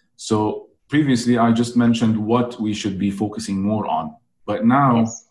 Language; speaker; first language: English; non-native, fluent; Arabic